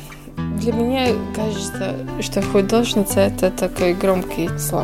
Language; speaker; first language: Russian; non-native, local second language; Latvian